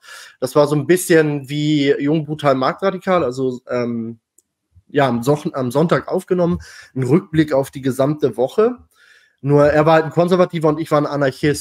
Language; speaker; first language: German; native; German